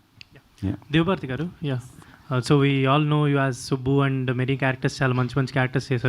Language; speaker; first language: Telugu; native; Telugu